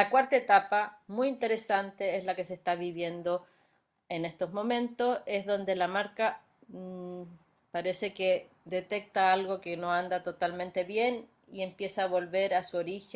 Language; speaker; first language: Spanish; native; Spanish